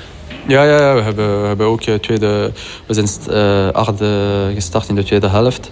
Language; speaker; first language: Dutch; non-native, fluent; French